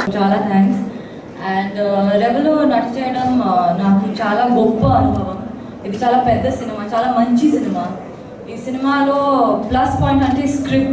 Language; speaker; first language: Telugu; non-native, learner; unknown